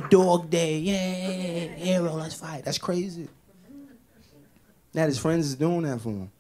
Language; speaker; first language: English; native; English